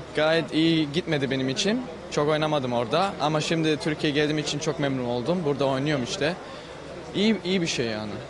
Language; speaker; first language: Turkish; early bilingual, heritage; Turkish